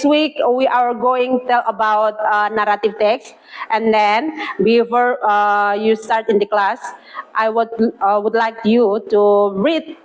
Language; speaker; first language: English; non-native, fluent; Indonesian